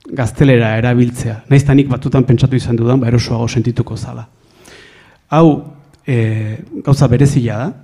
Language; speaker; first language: Basque; non-native, local second language; Spanish